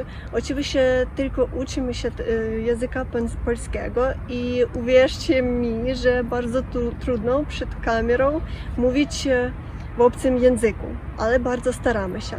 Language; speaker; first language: Polish; non-native, learner; Russian